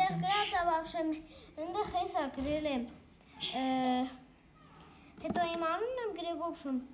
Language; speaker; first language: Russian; non-native, learner; Armenian